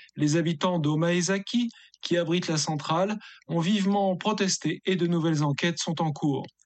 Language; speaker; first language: French; native; French